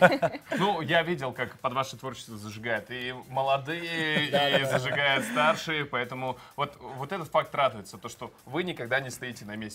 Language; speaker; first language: Russian; native; Russian